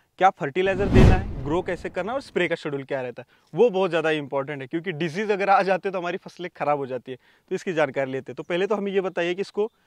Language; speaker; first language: Hindi; native; Hindi